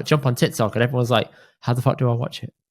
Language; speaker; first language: English; early bilingual, other home language; Punjabi